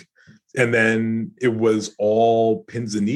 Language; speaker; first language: English; native; English